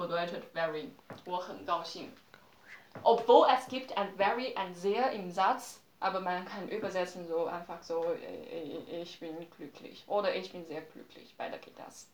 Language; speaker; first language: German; non-native, learner; Chinese